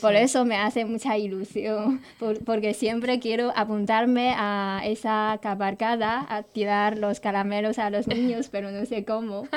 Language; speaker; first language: Spanish; non-native, fluent; Chinese